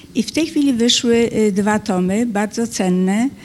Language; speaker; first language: Polish; native; Polish